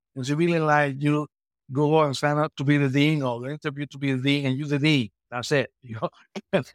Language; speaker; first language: English; non-native, fluent; Spanish